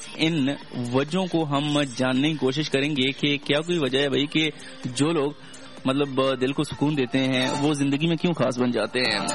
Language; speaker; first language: Urdu; non-native, local second language; Pashto